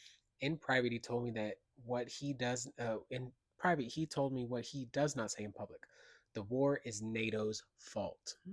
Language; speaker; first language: English; native; English